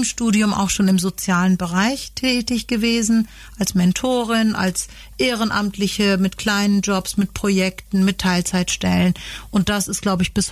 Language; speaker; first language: German; native; German